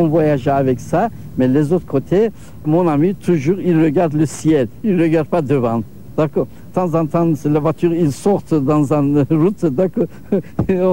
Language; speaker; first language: French; non-native, learner; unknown